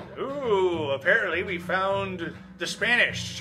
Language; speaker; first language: English; native; English